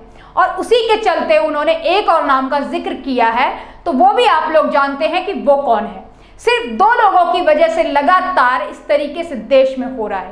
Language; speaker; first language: Hindi; native; Hindi